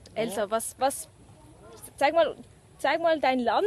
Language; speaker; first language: German; native; German